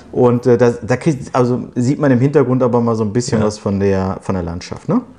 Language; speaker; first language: German; early bilingual, other home language; Turkish